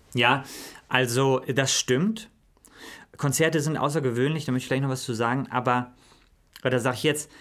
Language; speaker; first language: German; native; German